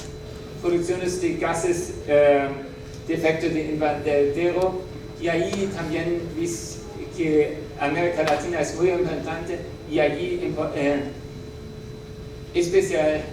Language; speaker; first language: Spanish; non-native, learner; German